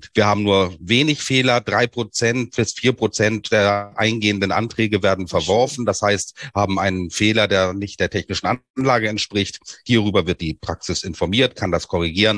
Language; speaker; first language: German; native; German